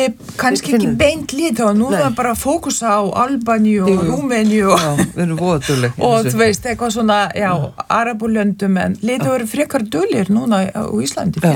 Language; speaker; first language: Icelandic; non-native, fluent; Lithuanian